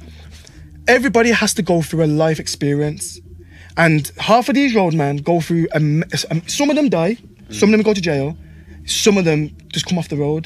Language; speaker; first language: English; native; English